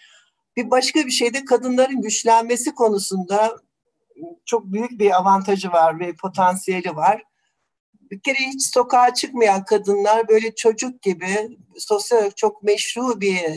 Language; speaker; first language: Turkish; native; Turkish